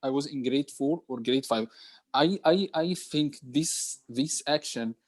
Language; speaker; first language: English; non-native, learner; Arabic